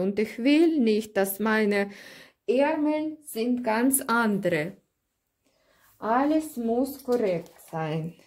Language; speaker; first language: German; non-native, learner; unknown